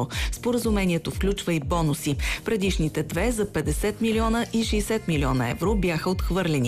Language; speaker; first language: Bulgarian; native; Bulgarian